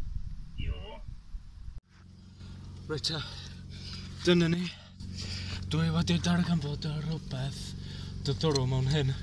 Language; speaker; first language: Welsh; non-native, learner; English